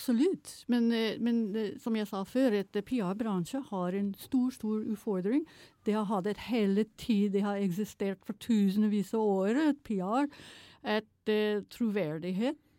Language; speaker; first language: Norwegian; non-native, fluent; English